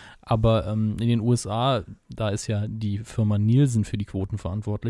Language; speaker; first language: German; native; German